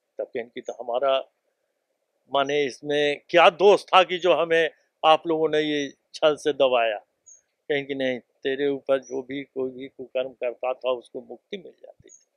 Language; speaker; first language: Hindi; native; Hindi